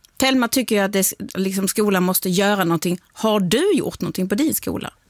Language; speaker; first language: Swedish; native; Swedish